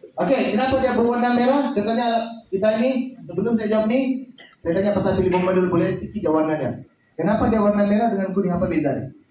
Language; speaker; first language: Malay; native; Malay